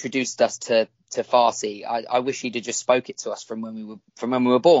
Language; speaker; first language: English; native; English